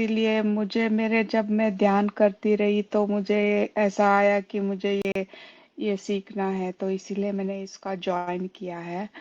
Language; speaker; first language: Hindi; non-native, local second language; Kannada